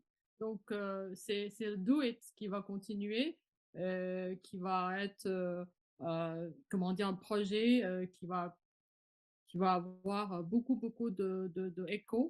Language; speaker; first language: French; non-native, fluent; Chinese